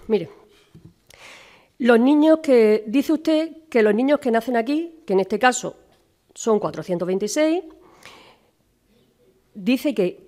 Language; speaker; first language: Spanish; native; Spanish